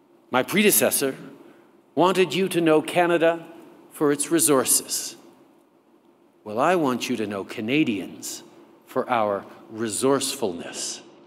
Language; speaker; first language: English; early bilingual, other home language; French